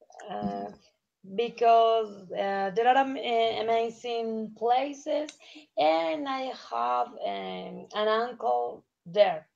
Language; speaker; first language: English; non-native, learner; Spanish